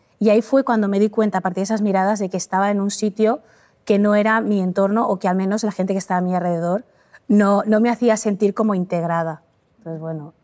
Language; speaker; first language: Spanish; early bilingual, other home language; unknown